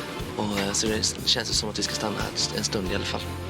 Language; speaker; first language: Swedish; native; Swedish